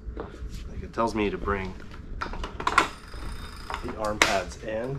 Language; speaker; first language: English; native; English